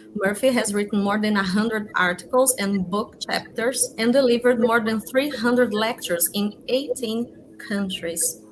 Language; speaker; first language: English; non-native, fluent; Portuguese